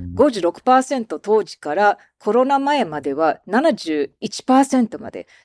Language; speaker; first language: Japanese; non-native, fluent; English